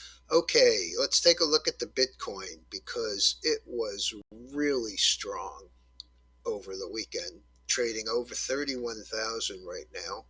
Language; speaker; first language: English; native; English